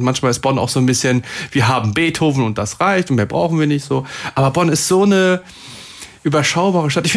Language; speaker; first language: German; native; German